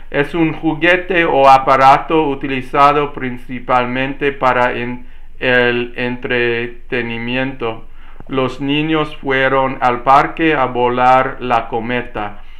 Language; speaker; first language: Spanish; non-native, fluent; English